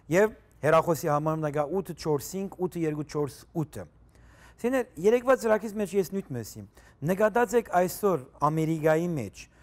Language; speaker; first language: Armenian; native; Armenian